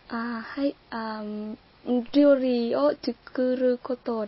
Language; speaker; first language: Japanese; non-native, learner; Vietnamese